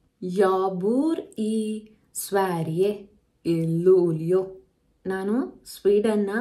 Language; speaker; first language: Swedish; non-native, learner; Kannada